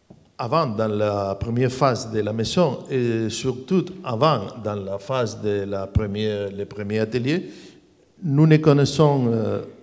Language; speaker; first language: French; non-native, learner; Spanish